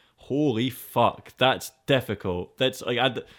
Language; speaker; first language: English; native; English